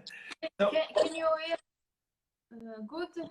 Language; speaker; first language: English; non-native, learner; Italian